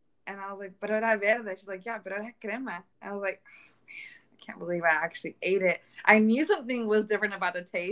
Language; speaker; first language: English; early bilingual, other home language; Spanish